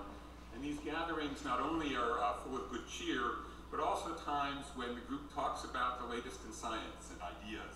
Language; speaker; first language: English; native; English